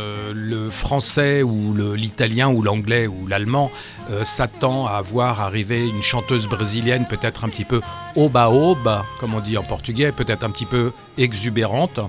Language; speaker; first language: French; native; French